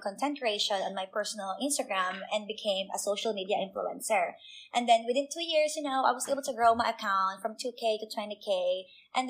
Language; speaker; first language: English; non-native, local second language; Filipino